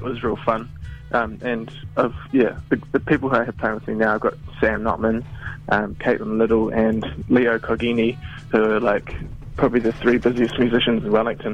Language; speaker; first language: English; native; English